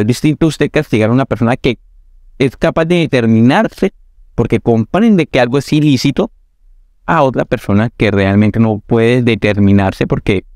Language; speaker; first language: Spanish; native; Spanish